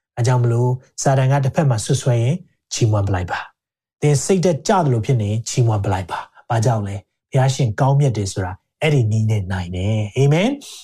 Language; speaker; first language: Burmese; native; Burmese